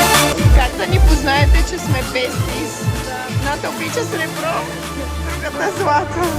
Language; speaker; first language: Bulgarian; native; Bulgarian